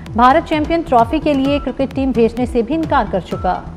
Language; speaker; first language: Urdu; native; Urdu